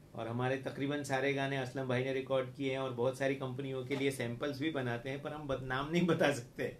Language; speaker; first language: Hindi; non-native, local second language; Gujarati